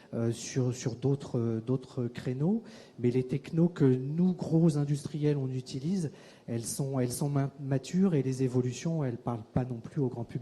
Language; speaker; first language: French; native; French